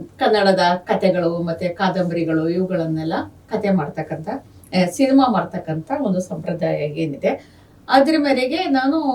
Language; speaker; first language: Kannada; non-native, local second language; Urdu